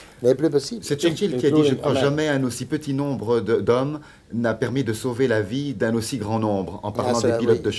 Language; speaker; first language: French; native; French